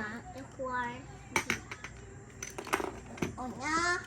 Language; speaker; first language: Chinese; early bilingual, heritage; Chinese